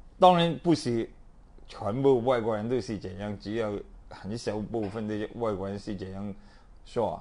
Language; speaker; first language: Chinese; non-native, local second language; Cantonese